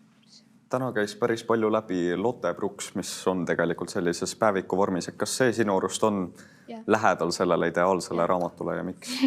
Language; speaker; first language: Estonian; native; Estonian